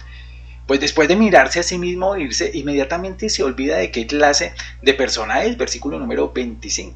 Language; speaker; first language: Spanish; native; Spanish